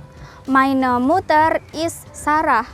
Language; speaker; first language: German; non-native, learner; Indonesian